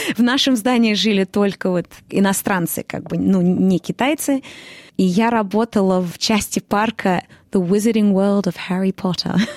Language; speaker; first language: Russian; early bilingual, heritage; Russian